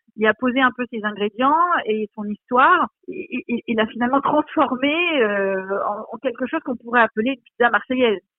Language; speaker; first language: French; native; French